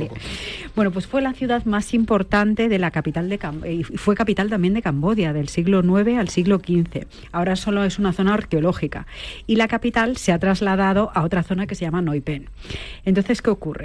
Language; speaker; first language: Spanish; native; Spanish